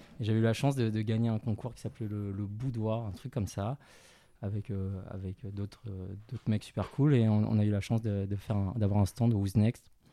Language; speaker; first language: French; early bilingual, other home language; Chinese